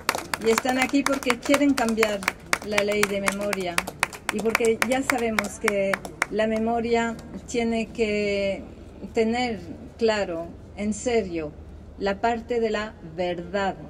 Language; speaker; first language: Spanish; early bilingual, heritage; Spanish